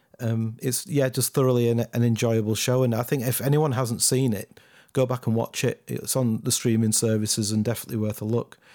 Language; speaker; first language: English; native; English